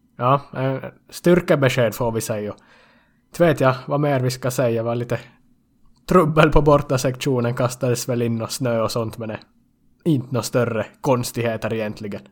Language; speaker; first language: Swedish; native; Swedish